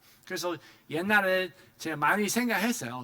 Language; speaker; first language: Korean; non-native, fluent; English